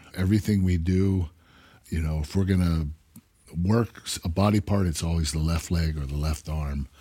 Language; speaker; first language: English; native; English